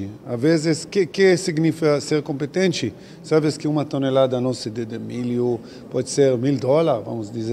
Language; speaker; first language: Portuguese; non-native, fluent; Hebrew